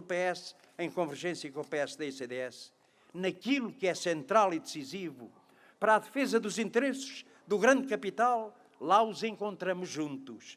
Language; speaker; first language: Portuguese; native; Portuguese